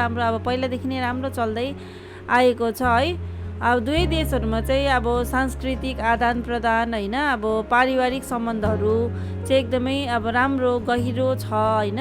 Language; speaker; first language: Nepali; native; Nepali